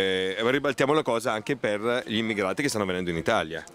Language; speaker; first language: Italian; native; Italian